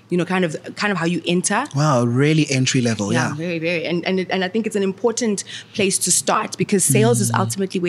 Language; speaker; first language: English; non-native, local second language; Shona